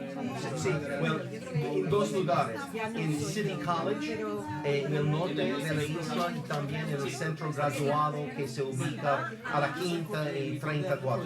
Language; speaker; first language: Spanish; non-native, fluent; English